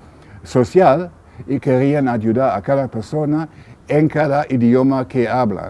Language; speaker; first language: Spanish; non-native, learner; German